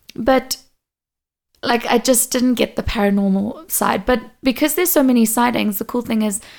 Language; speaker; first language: English; non-native, local second language; Portuguese